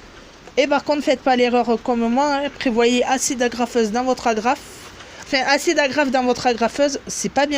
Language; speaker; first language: French; native; French